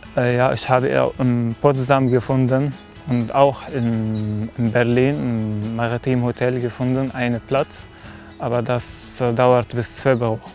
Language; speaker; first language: German; non-native, learner; Arabic